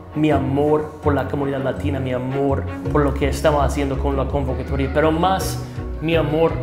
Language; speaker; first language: Spanish; non-native, fluent; English